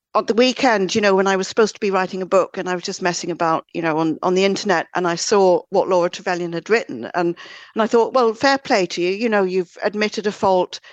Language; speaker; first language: English; native; English